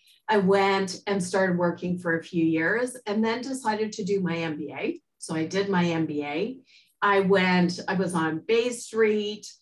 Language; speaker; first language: English; native; English